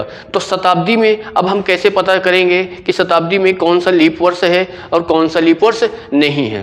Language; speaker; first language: Hindi; native; Hindi